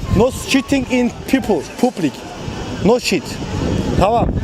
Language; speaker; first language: English; non-native, learner; Turkish